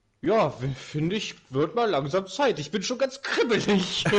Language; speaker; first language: German; native; German